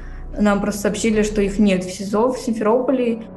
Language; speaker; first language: Russian; native; Russian